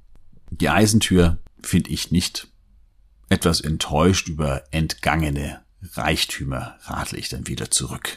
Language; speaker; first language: German; native; German